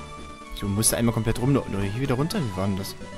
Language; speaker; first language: German; native; German